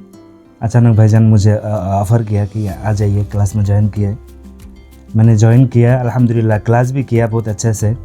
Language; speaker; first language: Hindi; non-native, fluent; Bangla